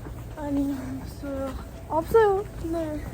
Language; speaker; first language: Korean; non-native, learner; Mongolian